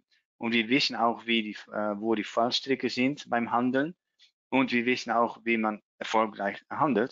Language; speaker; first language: German; non-native, learner; Dutch